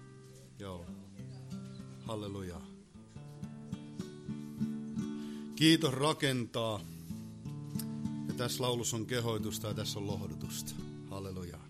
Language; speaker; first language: Finnish; native; Finnish